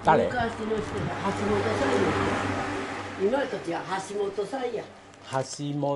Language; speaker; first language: Japanese; native; Japanese